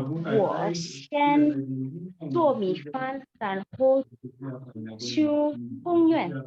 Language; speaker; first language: Chinese; non-native, learner; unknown